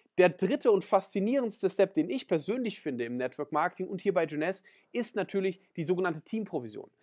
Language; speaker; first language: German; native; German